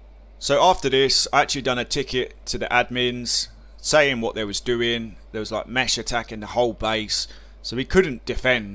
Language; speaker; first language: English; native; English